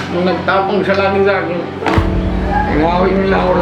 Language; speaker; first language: Filipino; non-native, learner; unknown